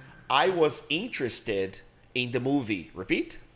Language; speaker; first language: English; non-native, fluent; Portuguese